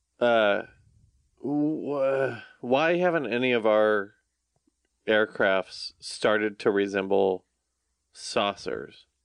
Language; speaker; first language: English; native; English